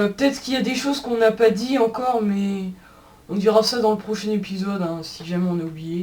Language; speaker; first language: French; native; French